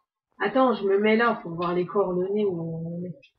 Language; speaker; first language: French; native; French